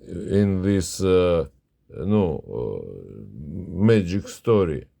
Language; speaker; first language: English; non-native, learner; Russian